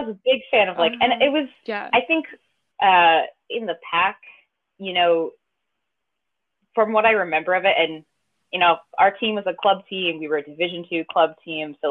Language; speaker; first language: English; native; English